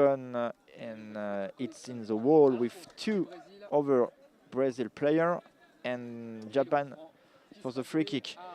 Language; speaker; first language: English; non-native, learner; French